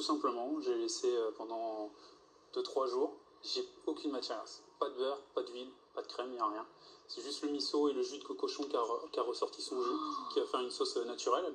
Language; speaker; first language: French; native; French